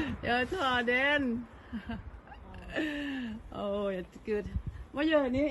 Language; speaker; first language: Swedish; non-native, learner; Thai